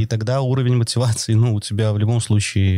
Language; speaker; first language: Russian; native; Russian